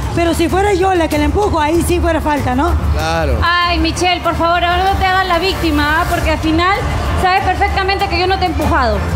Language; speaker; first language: Spanish; native; Spanish